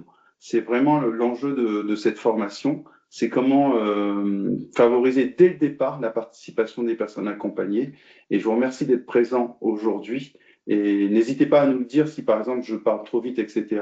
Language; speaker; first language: French; native; French